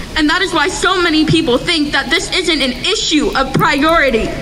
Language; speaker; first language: English; native; English